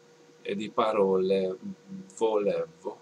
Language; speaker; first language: Italian; non-native, learner; English